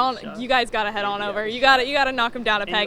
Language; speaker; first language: English; native; English